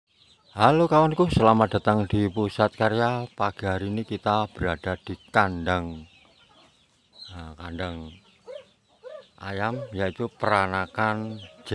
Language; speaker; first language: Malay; non-native, local second language; Javanese